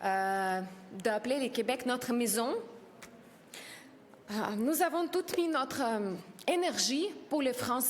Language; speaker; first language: French; non-native, learner; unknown